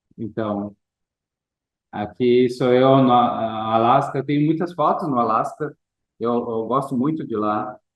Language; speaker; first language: Portuguese; non-native, fluent; English